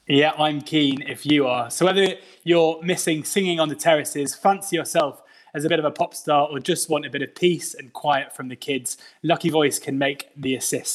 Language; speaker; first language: English; native; English